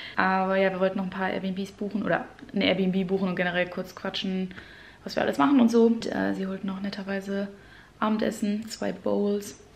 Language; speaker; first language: German; native; German